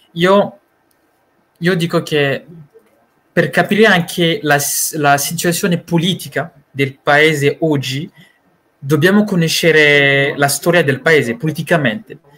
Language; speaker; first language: Italian; non-native, learner; Malagasy